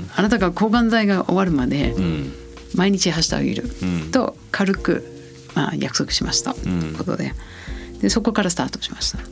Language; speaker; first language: Japanese; non-native, fluent; English